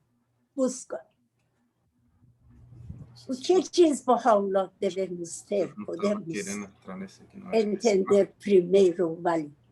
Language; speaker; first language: Portuguese; non-native, learner; Persian